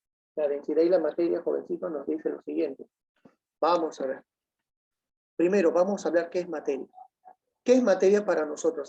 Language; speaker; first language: Spanish; native; Spanish